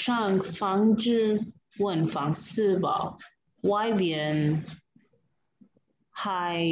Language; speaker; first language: Chinese; non-native, learner; English